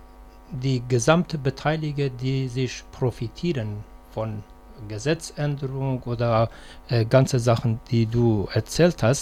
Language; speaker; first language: German; non-native, fluent; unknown